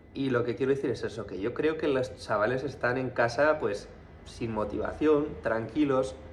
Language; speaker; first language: Spanish; native; Spanish